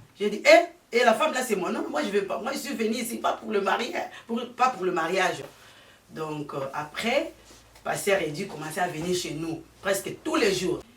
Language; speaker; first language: French; early bilingual, heritage; French